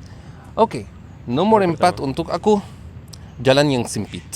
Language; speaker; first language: Indonesian; non-native, learner; Arabic